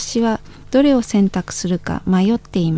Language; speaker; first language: Japanese; non-native, fluent; Indonesian